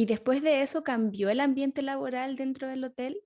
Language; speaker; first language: Spanish; native; Spanish